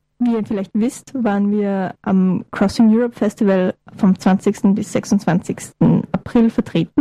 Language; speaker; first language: German; native; German